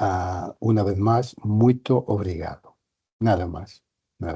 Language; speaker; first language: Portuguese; non-native, learner; Galician